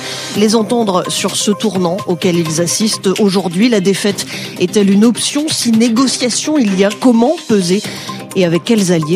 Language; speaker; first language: French; native; French